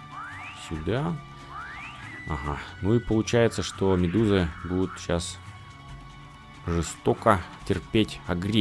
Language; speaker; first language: Russian; native; Russian